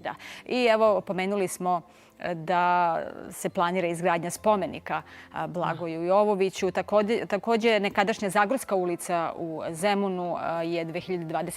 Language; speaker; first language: Serbian; native; Serbian